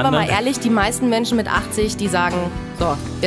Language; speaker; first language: German; native; German